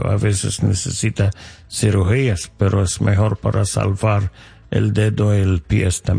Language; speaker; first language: Spanish; non-native, learner; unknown